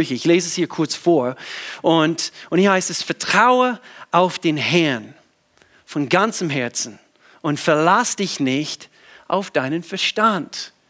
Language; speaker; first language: German; non-native, fluent; English